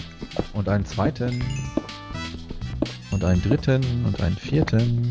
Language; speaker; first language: German; native; German